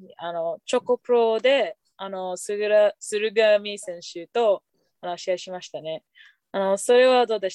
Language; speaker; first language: Japanese; non-native, fluent; English